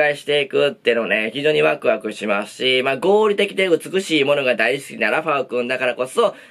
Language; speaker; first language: Japanese; native; Japanese